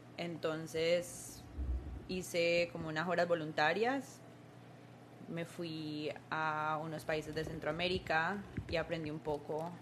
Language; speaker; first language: Spanish; early bilingual, heritage; Spanish